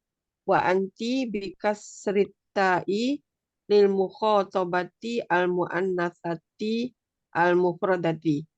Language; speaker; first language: Arabic; non-native, learner; Indonesian